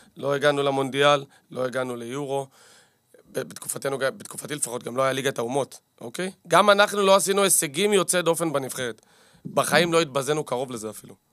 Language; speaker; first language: Hebrew; native; Hebrew